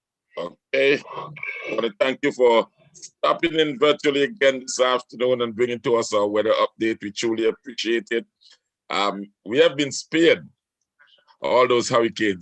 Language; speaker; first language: English; native; English